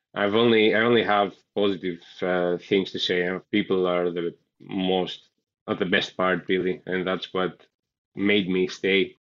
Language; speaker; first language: English; non-native, fluent; Greek